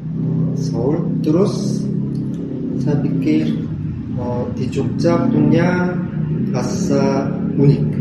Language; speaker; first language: Indonesian; non-native, learner; Korean